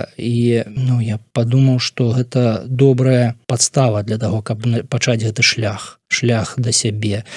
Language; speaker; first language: Belarusian; non-native, local second language; Russian